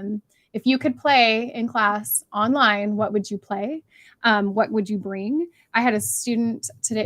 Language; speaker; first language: English; native; English